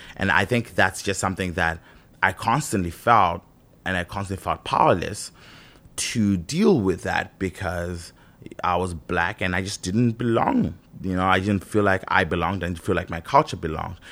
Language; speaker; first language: English; non-native, local second language; Shona